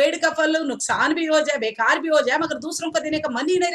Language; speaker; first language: Hindi; non-native, local second language; Telugu